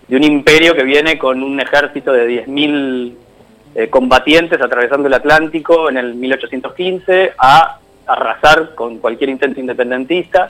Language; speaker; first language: Spanish; native; Spanish